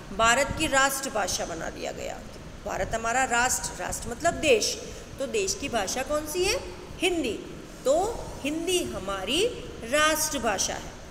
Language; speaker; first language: Hindi; native; Hindi